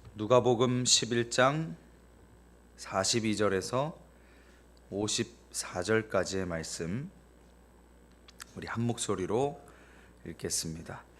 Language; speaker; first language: Korean; native; Korean